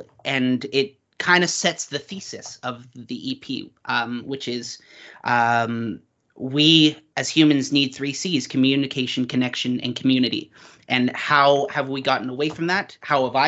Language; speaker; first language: English; native; English